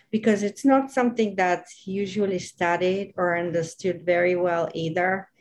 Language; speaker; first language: English; non-native, fluent; Bulgarian